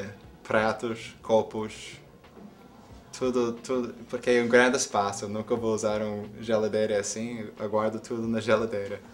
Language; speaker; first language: Portuguese; non-native, fluent; English